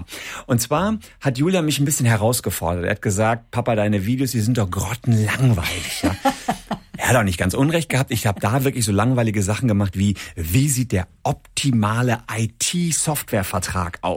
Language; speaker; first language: German; native; German